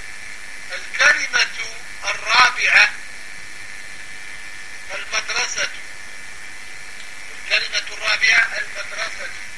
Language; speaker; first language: Arabic; non-native, fluent; French